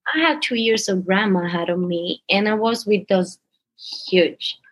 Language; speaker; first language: English; non-native, fluent; Italian